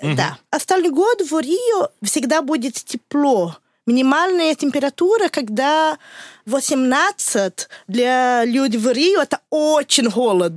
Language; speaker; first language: Russian; non-native, learner; Portuguese